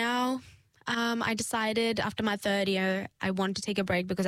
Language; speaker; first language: English; native; English